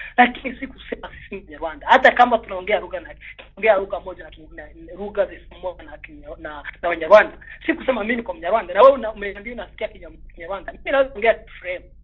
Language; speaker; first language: Swahili; non-native, local second language; Kinyarwanda